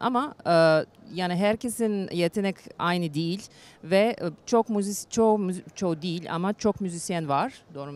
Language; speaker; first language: Turkish; non-native, learner; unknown